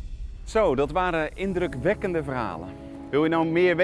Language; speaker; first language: Dutch; native; Dutch